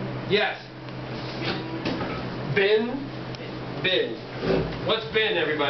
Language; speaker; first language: English; native; English